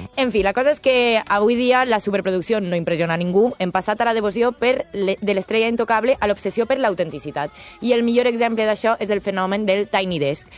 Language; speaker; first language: Catalan; native; Catalan